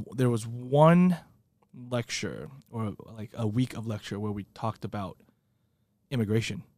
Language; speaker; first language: English; non-native, fluent; Chinese